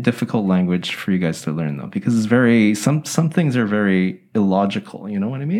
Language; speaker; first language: English; native; English